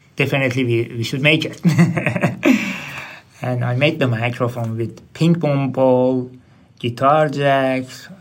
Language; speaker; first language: English; non-native, learner; Persian